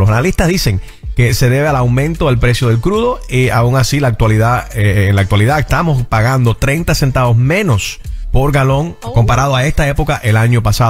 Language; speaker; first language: Spanish; native; Spanish